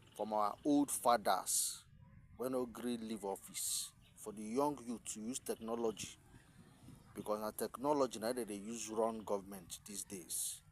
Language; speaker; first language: Nigerian Pidgin; non-native, local second language; Igbo